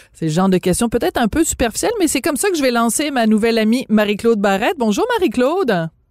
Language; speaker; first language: French; native; French